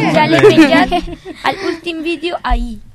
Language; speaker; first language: Catalan; non-native, learner; Urdu